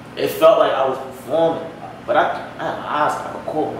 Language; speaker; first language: English; native; English